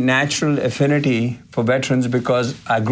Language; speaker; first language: English; non-native, local second language; Hindi